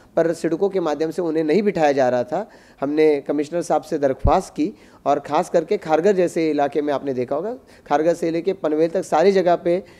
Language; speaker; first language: Hindi; non-native, local second language; Marathi